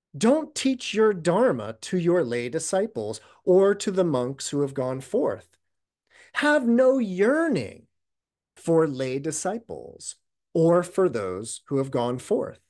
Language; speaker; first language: English; native; English